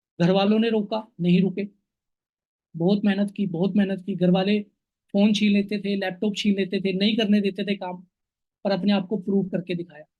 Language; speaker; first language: Hindi; native; Hindi